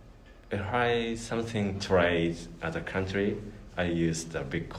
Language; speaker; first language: English; non-native, learner; Japanese